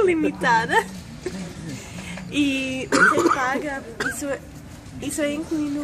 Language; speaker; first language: Portuguese; non-native, fluent; English